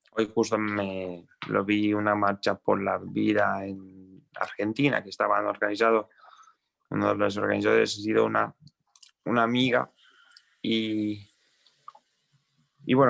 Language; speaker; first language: Spanish; non-native, fluent; Croatian